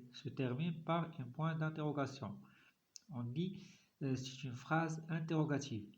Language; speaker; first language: French; non-native, local second language; Arabic